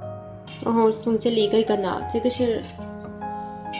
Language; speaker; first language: Chinese; non-native, fluent; Urdu